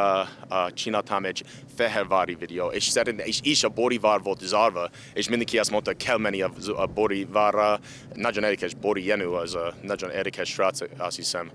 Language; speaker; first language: Hungarian; non-native, learner; English